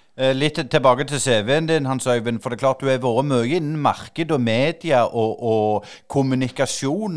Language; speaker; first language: Norwegian; native; Norwegian